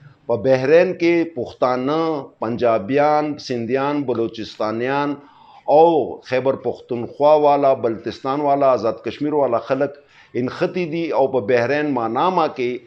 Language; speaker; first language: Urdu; non-native, local second language; Pashto